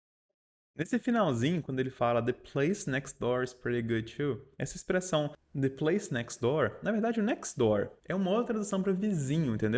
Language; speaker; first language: Portuguese; native; Portuguese